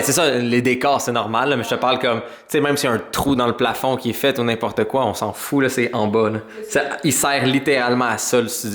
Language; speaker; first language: French; native; French